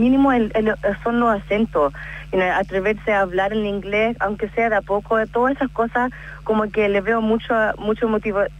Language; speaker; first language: Spanish; non-native, fluent; English